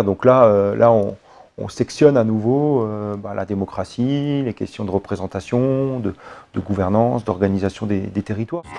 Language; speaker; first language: French; native; French